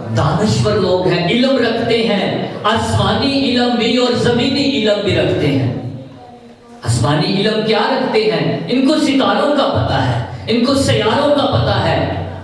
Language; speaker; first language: Urdu; non-native, local second language; Punjabi